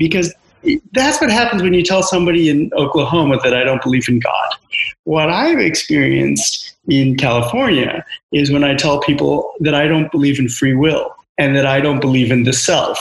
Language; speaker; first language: English; native; English